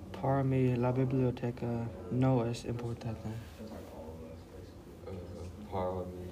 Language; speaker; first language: Spanish; non-native, learner; English